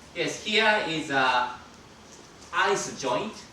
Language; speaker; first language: English; non-native, fluent; Japanese